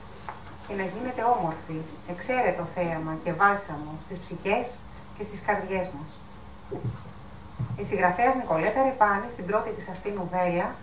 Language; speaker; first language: Greek; native; Greek